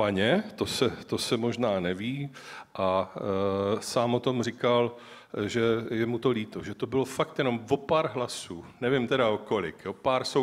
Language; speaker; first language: Czech; native; Czech